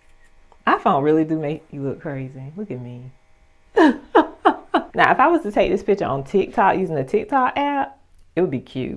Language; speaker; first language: English; native; English